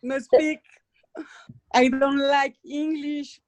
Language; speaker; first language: English; non-native, learner; Spanish